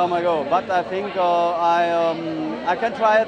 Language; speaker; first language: English; non-native, learner; German